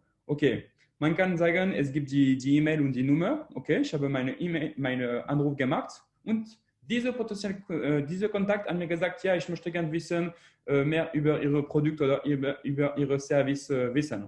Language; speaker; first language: German; non-native, learner; French